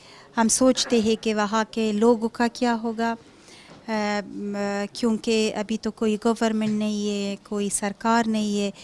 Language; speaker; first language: Hindi; non-native, fluent; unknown